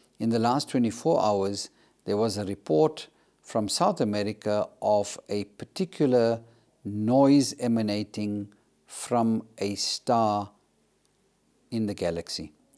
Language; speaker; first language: English; native; English